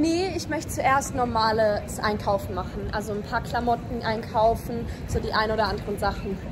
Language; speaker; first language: German; non-native, learner; English